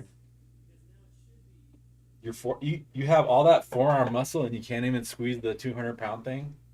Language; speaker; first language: English; native; English